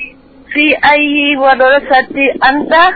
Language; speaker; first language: Arabic; non-native, learner; Indonesian